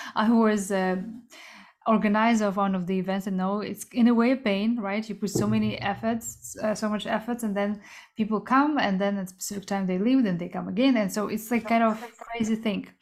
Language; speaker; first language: English; early bilingual, other home language; Korean